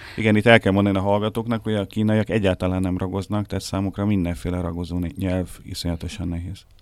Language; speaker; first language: Hungarian; native; Hungarian